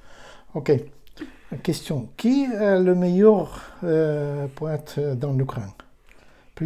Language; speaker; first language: French; non-native, learner; Ukrainian